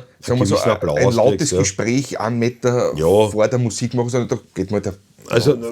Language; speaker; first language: German; native; German